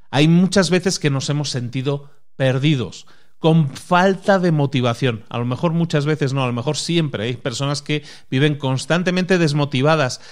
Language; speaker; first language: Spanish; native; Spanish